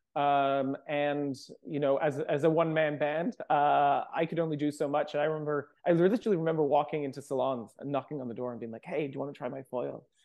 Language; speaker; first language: English; native; English